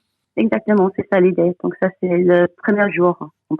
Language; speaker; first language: French; non-native, fluent; English